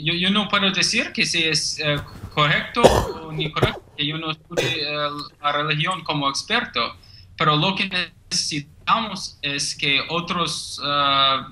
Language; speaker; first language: Spanish; non-native, learner; English